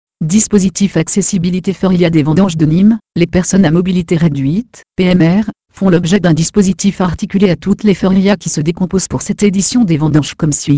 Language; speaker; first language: French; native; French